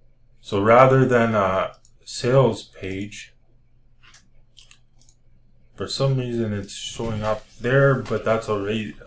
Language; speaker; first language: English; native; English